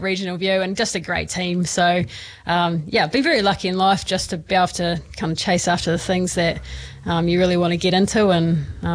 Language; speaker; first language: English; native; English